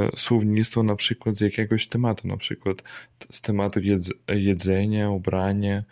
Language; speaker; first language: Polish; non-native, learner; Russian